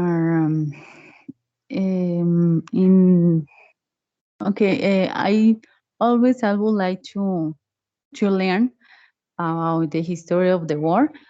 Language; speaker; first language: English; non-native, learner; Spanish